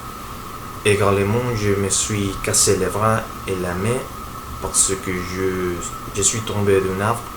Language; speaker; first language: French; non-native, learner; Spanish